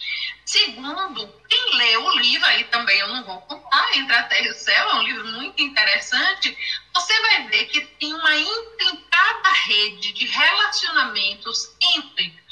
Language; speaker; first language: Portuguese; native; Portuguese